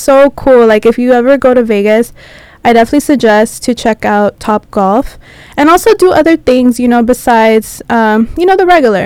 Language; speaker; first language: English; early bilingual, other home language; Spanish